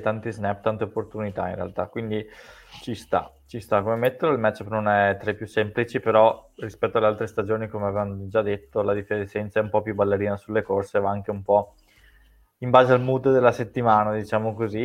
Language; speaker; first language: Italian; native; Italian